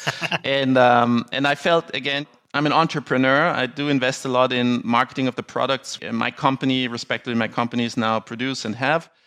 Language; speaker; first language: English; non-native, fluent; German